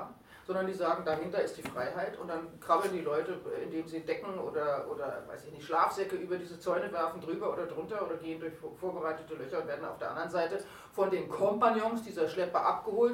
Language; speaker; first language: German; native; German